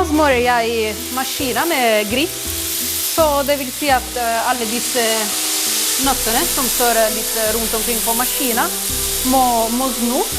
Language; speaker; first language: Norwegian; non-native, fluent; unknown